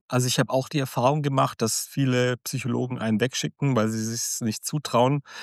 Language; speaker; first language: German; early bilingual, other home language; Croatian